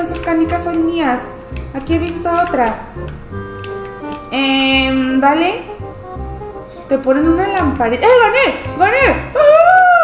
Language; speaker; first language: Spanish; native; Spanish